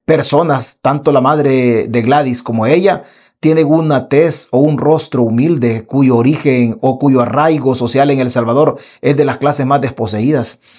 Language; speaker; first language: Spanish; native; Spanish